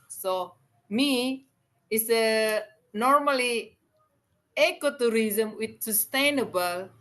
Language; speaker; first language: English; non-native, learner; Indonesian